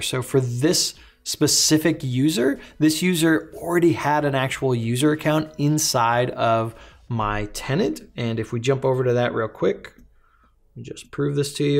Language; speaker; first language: English; native; English